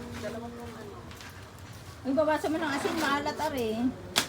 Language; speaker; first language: Filipino; non-native, local second language; Cebuano